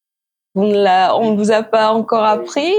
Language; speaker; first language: French; native; French